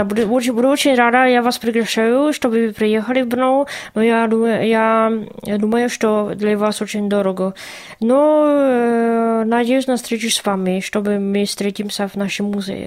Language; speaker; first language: Russian; non-native, learner; Czech